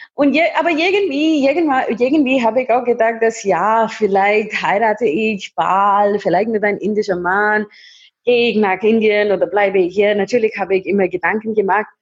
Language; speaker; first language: German; non-native, learner; Hindi